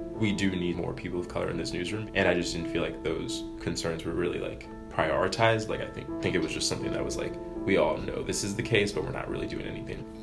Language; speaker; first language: English; native; English